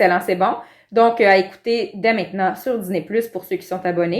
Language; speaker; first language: French; native; French